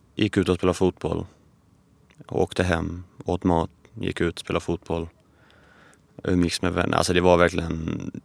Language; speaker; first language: Swedish; early bilingual, other home language; Albanian